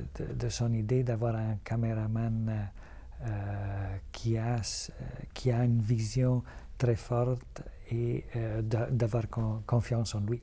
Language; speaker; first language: French; non-native, fluent; Italian